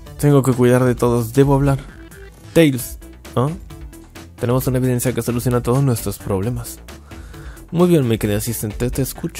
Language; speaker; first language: Spanish; native; Spanish